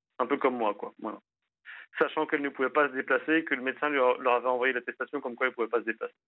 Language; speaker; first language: French; native; French